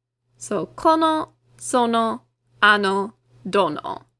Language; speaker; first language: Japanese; non-native, fluent; English